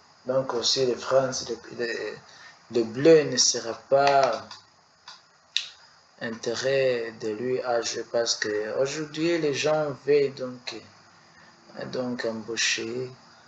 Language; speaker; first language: French; non-native, learner; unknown